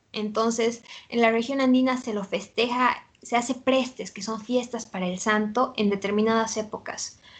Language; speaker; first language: Spanish; native; Spanish